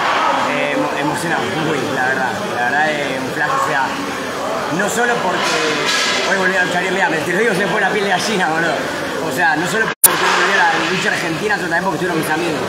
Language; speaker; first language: Spanish; native; Spanish